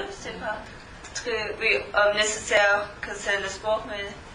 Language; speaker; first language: French; non-native, learner; German